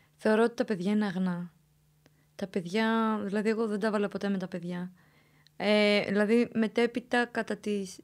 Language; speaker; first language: Greek; early bilingual, other home language; Romanian